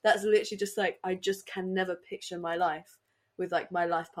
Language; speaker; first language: English; native; English